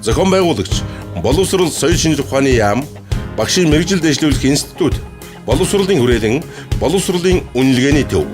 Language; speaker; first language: Mongolian; native; Mongolian